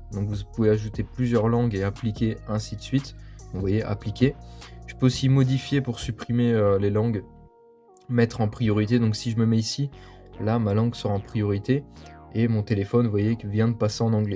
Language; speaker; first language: French; native; French